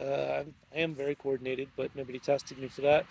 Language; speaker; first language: English; native; English